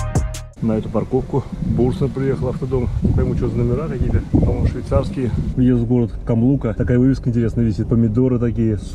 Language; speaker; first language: Russian; native; Russian